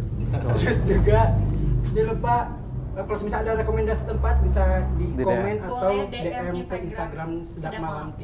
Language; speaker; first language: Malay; non-native, local second language; Sundanese